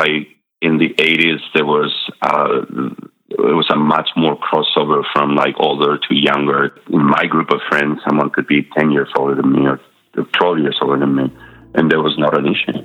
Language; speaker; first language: English; non-native, fluent; Spanish